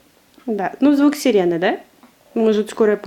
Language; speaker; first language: Russian; native; Russian